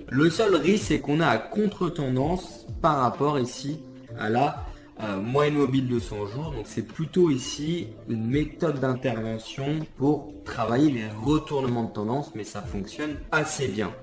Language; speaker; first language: French; native; French